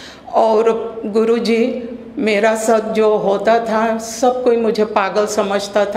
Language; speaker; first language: Hindi; early bilingual, heritage; Caribbean Hindustani